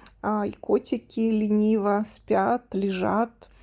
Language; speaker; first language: Russian; native; Russian